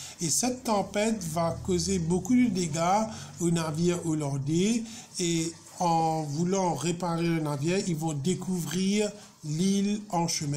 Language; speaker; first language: French; non-native, local second language; Morisyen